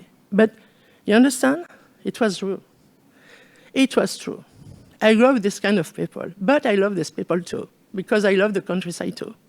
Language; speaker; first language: English; non-native, learner; French